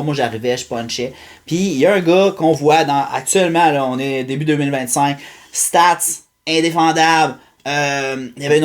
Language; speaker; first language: French; native; French